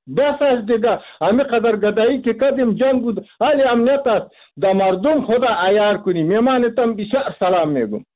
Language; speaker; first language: Persian; non-native, local second language; Pashto